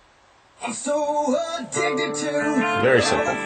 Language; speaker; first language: English; native; English